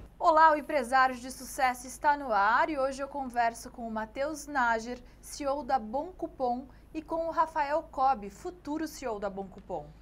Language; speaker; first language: Portuguese; native; Portuguese